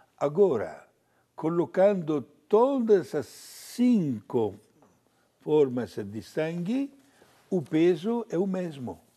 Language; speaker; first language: Portuguese; non-native, fluent; Italian